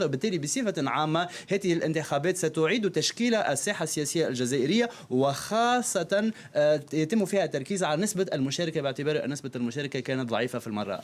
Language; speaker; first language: Arabic; native; Arabic